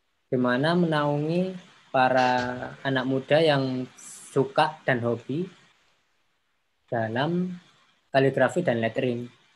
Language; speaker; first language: Indonesian; non-native, local second language; Javanese